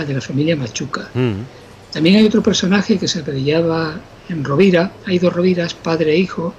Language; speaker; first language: Spanish; native; Spanish